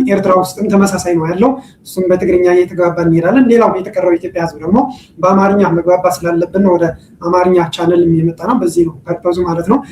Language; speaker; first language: Amharic; non-native, local second language; Tigrinya